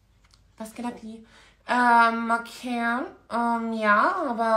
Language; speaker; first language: German; native; German